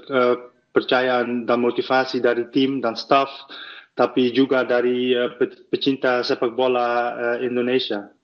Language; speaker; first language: Indonesian; early bilingual, heritage; Dutch